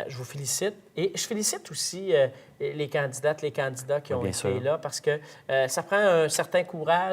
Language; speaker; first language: French; native; French